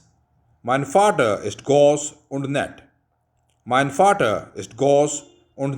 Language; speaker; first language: German; non-native, learner; Urdu